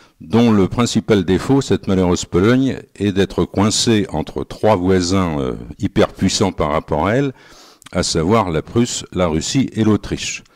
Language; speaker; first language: French; native; French